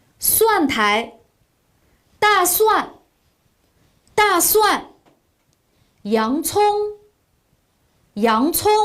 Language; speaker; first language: Chinese; non-native, local second language; Uyghur